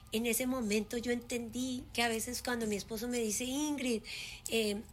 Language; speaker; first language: Spanish; native; Spanish